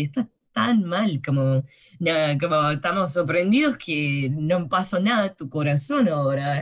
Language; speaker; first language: Spanish; early bilingual, heritage; Spanish